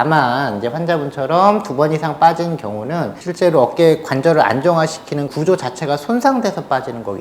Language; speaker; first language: Korean; native; Korean